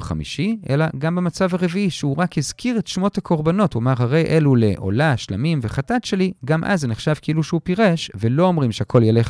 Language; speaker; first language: Hebrew; native; Hebrew